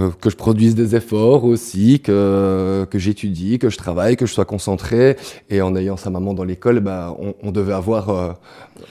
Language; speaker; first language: French; native; French